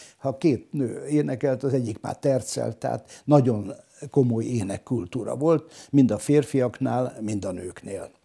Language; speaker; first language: Hungarian; non-native, local second language; German